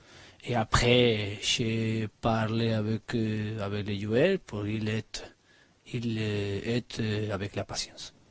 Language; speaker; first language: French; non-native, learner; Spanish